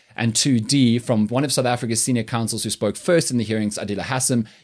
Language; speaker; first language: English; native; English